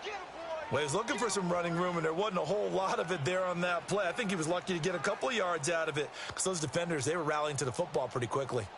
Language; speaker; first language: English; native; English